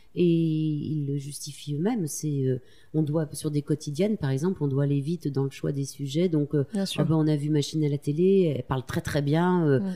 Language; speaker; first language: French; native; French